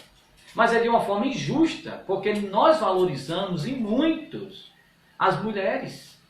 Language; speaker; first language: Portuguese; native; Portuguese